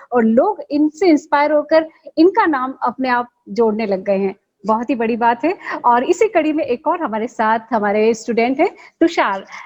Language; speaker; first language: Hindi; native; Hindi